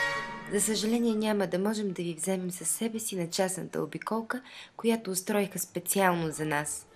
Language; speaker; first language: Bulgarian; native; Bulgarian